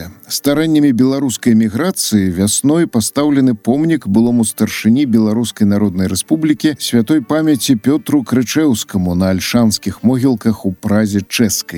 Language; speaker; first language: Belarusian; native; Belarusian